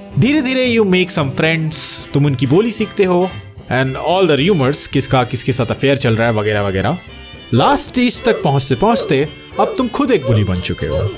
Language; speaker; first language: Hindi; non-native, local second language; Bangla